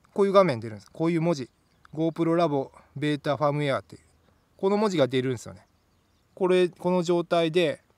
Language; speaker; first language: Japanese; native; Japanese